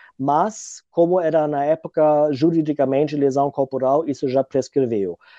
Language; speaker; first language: Portuguese; non-native, fluent; German